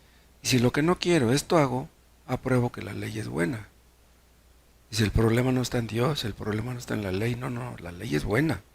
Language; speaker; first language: Spanish; native; Spanish